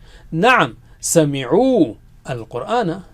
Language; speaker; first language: Arabic; non-native, fluent; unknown